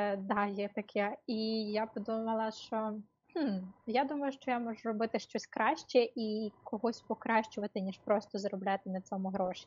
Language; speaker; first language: Ukrainian; native; Ukrainian